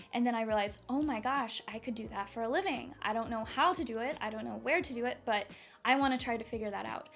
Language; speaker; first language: English; native; English